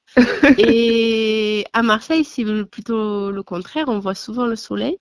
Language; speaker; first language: French; native; French